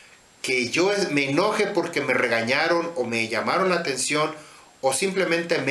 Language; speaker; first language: Spanish; native; Spanish